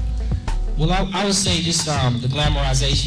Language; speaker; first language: English; native; English